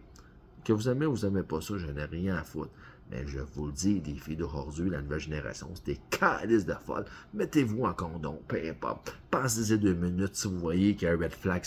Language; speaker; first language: French; native; French